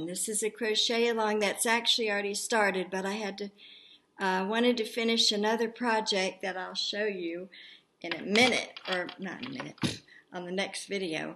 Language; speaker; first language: English; native; English